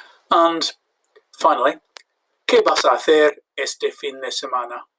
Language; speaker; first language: Spanish; non-native, fluent; English